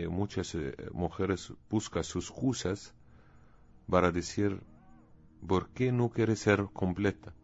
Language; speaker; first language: Spanish; non-native, learner; Arabic